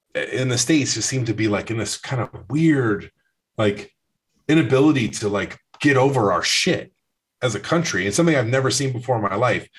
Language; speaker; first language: English; native; English